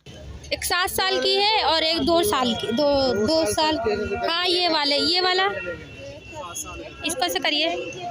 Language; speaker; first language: Hindi; native; Hindi